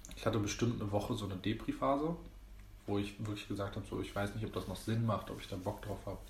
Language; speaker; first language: German; early bilingual, other home language; Greek